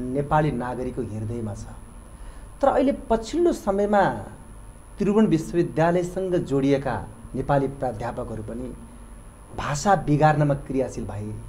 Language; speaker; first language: Nepali; native; Nepali